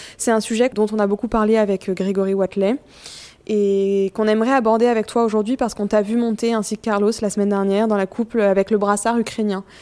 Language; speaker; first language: French; native; French